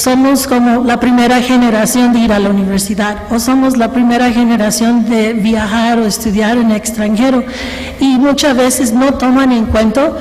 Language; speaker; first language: Spanish; early bilingual, heritage; Spanish